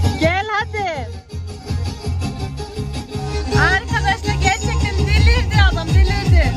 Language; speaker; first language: Turkish; non-native, learner; German